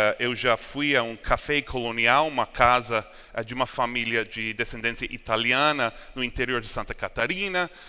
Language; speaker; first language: Portuguese; non-native, fluent; English